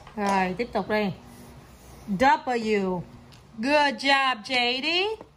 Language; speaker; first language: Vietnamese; native; Vietnamese